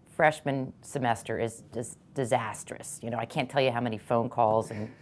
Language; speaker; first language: English; native; English